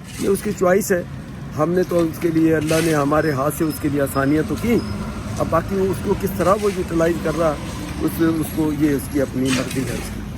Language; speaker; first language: Urdu; non-native, local second language; Punjabi